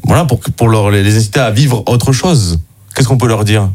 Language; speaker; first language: French; native; French